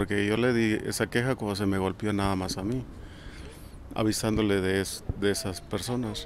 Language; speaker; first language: Spanish; native; Spanish